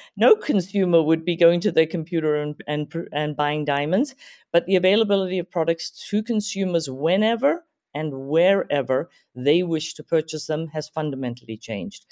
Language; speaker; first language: English; native; English